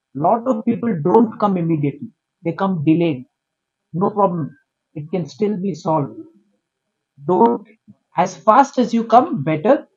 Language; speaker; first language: English; non-native, local second language; Tamil